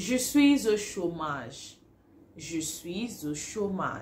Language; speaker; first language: French; non-native, fluent; Igbo